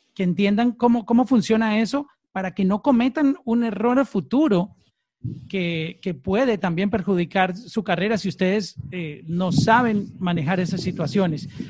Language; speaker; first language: Spanish; native; Spanish